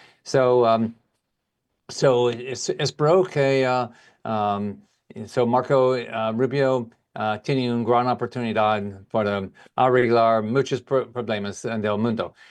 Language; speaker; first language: Spanish; non-native, learner; English